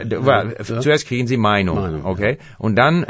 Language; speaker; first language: German; non-native, fluent; English